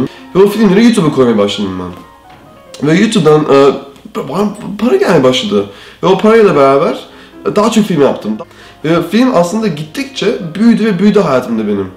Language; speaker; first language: Turkish; early bilingual, heritage; Turkish